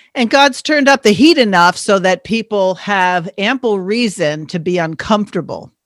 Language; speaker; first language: English; native; English